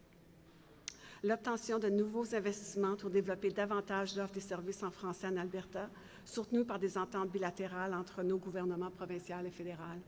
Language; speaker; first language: French; native; French